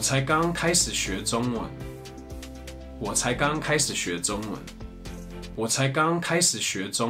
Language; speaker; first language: Chinese; non-native, learner; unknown